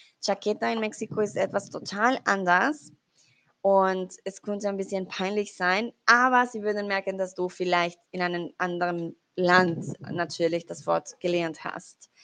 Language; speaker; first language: German; non-native, learner; Spanish